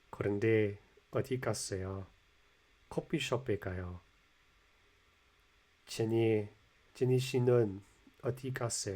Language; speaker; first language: Korean; non-native, learner; English